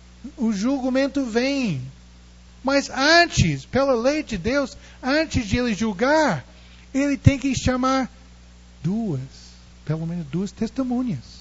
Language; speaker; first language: Portuguese; non-native, fluent; English